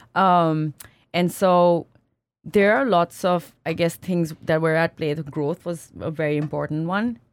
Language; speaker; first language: English; non-native, local second language; Urdu